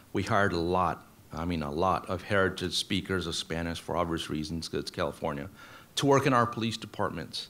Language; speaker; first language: English; native; English